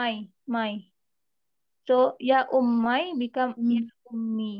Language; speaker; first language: English; non-native, learner; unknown